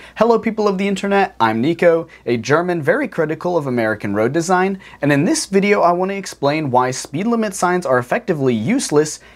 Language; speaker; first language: English; native; English